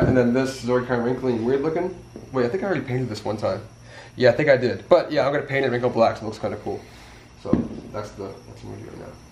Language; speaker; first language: English; native; English